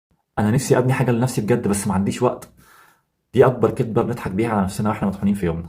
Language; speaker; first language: Arabic; native; Arabic